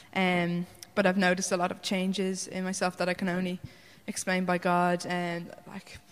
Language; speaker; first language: English; native; English